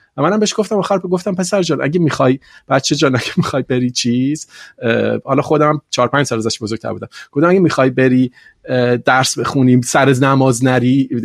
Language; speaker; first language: Persian; non-native, local second language; Kurdish